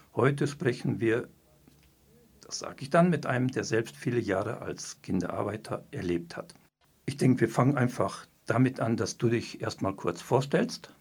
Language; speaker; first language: German; native; German